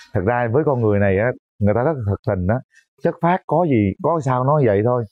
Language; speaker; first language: Vietnamese; native; Vietnamese